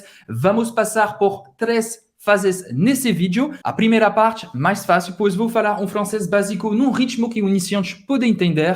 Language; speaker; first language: Portuguese; non-native, fluent; French